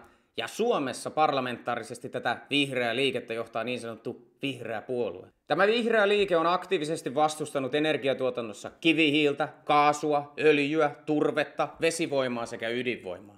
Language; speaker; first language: Finnish; native; Finnish